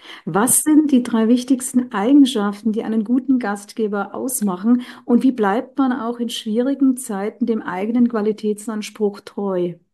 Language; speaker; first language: German; native; German